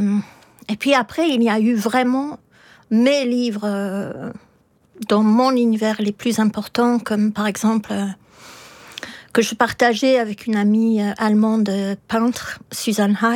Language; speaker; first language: French; non-native, fluent; English